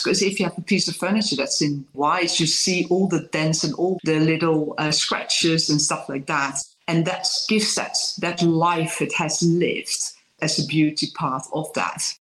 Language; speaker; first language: English; non-native, fluent; Dutch